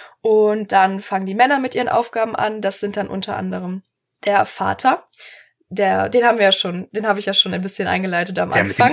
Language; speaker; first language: German; native; German